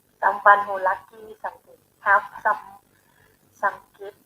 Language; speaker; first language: English; non-native, learner; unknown